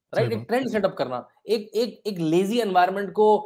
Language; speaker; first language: Hindi; native; Hindi